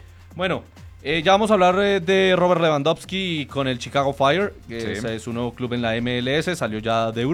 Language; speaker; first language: Spanish; native; Spanish